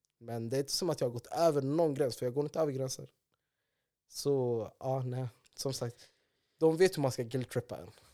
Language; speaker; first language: Swedish; early bilingual, other home language; Somali